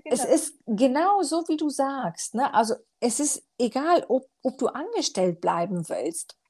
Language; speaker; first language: German; early bilingual, other home language; Romanian